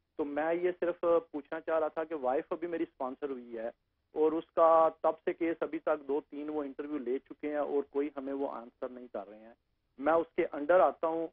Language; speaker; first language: Urdu; native; Urdu